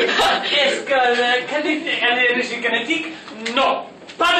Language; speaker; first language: French; non-native, local second language; English